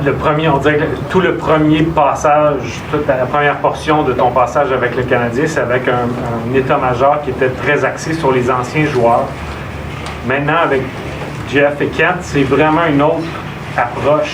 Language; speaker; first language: French; native; French